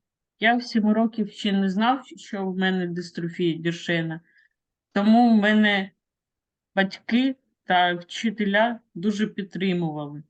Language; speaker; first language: Ukrainian; non-native, local second language; Russian